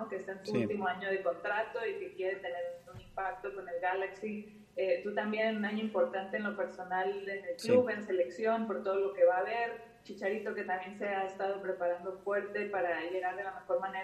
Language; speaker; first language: Spanish; native; Spanish